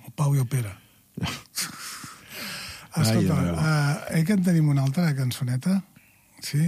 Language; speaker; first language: Catalan; native; Catalan